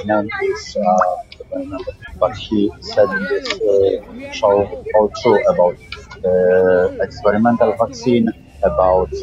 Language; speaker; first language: English; non-native, learner; Polish